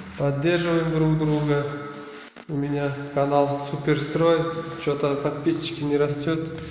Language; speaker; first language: Russian; non-native, learner; Uzbek